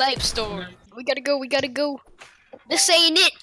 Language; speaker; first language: English; native; English